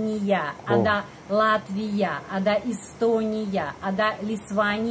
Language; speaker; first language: Indonesian; non-native, fluent; Russian